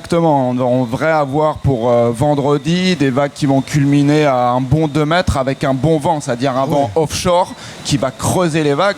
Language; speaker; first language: French; native; French